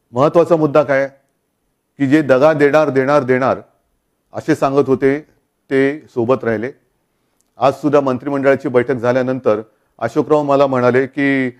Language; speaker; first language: Marathi; native; Marathi